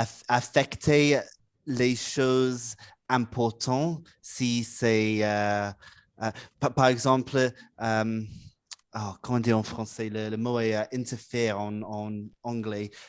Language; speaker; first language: French; non-native, learner; English